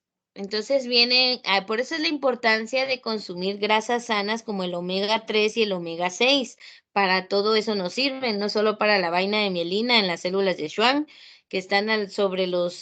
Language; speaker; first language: Spanish; native; Spanish